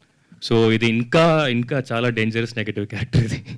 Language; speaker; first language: Telugu; non-native, learner; Tamil